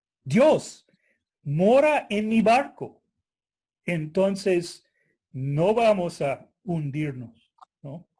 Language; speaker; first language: Spanish; non-native, fluent; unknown